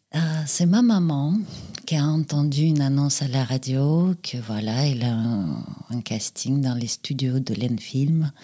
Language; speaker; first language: French; non-native, fluent; Russian